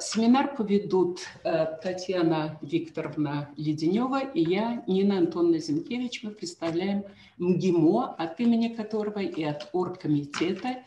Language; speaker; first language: Russian; native; Russian